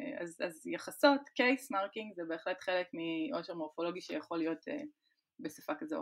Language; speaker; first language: Hebrew; native; Hebrew